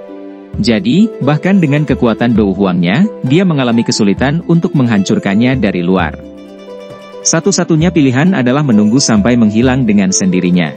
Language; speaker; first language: Indonesian; native; Indonesian